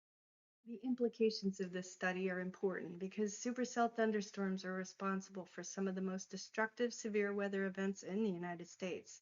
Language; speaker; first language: English; native; English